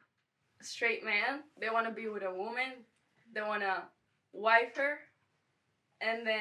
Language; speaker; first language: English; non-native, fluent; Spanish